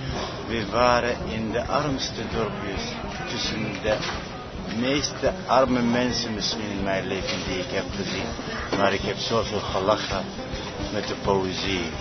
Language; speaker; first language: Dutch; non-native, fluent; Arabic